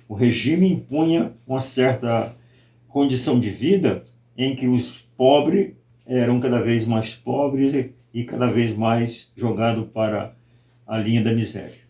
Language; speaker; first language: Portuguese; native; Portuguese